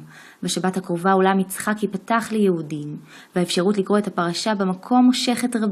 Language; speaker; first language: Hebrew; native; Hebrew